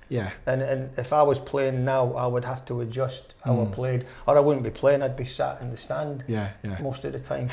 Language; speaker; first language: English; native; English